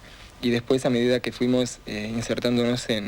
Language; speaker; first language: Spanish; non-native, local second language; Ukrainian